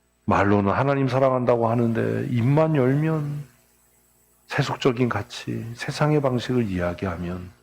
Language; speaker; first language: Korean; native; Korean